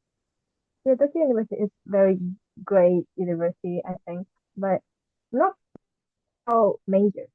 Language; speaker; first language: English; non-native, learner; Japanese